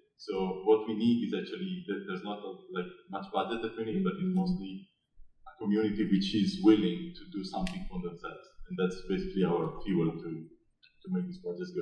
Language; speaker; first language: English; non-native, fluent; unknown